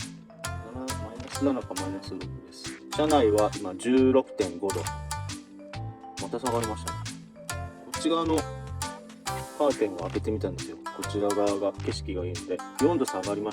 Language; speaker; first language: Japanese; native; Japanese